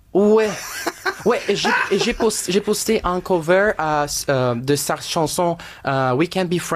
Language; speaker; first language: French; non-native, fluent; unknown